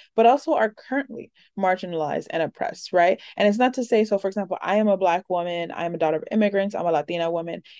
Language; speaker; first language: English; early bilingual, other home language; Spanish